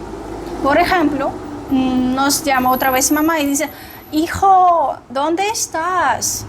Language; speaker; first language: Spanish; non-native, fluent; Russian